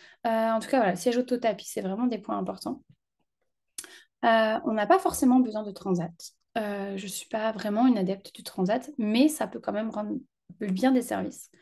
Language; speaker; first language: French; native; French